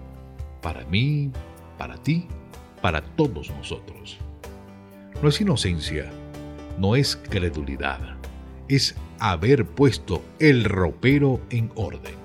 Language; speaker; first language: Spanish; native; Spanish